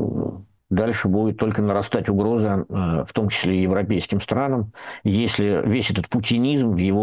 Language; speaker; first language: Russian; native; Russian